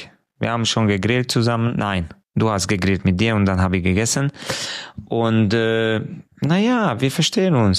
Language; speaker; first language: German; non-native, fluent; Hungarian